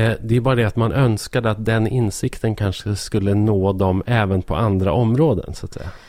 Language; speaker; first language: Swedish; native; Swedish